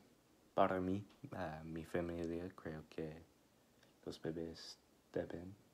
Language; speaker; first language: Spanish; non-native, learner; English